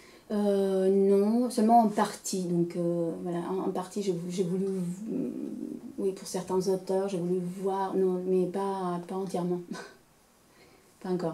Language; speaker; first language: French; non-native, fluent; Romanian